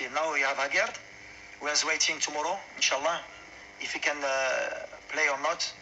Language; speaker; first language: English; non-native, learner; French